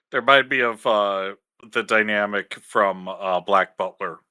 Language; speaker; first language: English; native; English